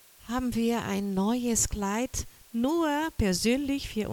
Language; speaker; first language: German; non-native, fluent; Portuguese